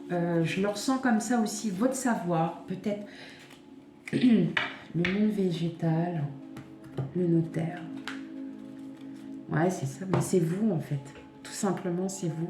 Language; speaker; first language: French; native; French